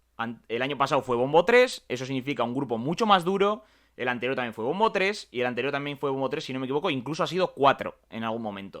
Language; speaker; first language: Spanish; native; Spanish